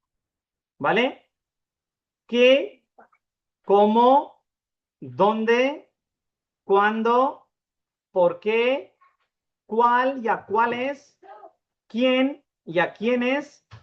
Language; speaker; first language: Spanish; non-native, fluent; Urdu